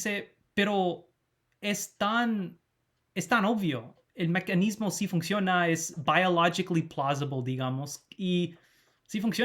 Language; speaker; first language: Spanish; non-native, fluent; English